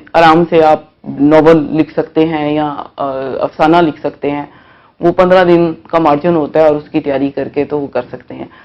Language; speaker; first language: Urdu; native; Urdu